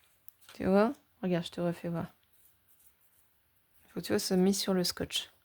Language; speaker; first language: French; native; French